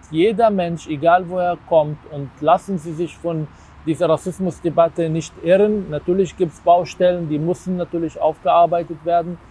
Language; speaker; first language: German; non-native, fluent; Arabic